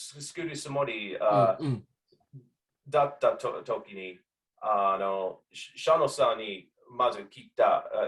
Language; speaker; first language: Japanese; non-native, learner; English